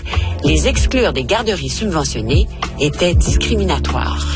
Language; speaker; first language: French; native; French